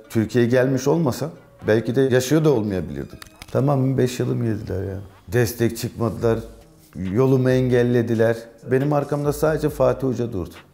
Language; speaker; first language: Turkish; early bilingual, heritage; Turkish